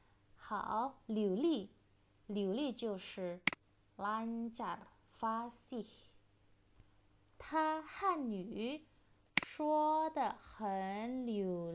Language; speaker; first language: Chinese; non-native, fluent; Indonesian